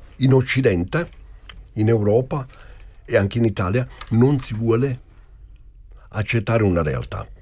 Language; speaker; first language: Italian; native; Italian